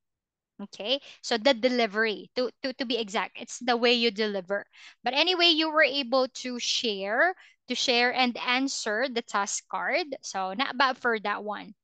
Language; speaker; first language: English; non-native, fluent; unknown